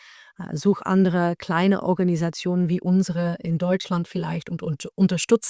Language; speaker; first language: German; non-native, fluent; Dutch